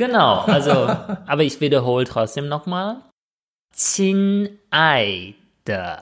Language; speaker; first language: German; non-native, fluent; Chinese